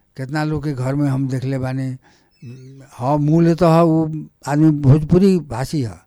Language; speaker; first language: Bhojpuri; non-native, local second language; Nepali